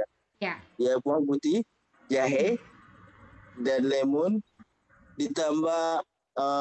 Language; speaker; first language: Indonesian; non-native, fluent; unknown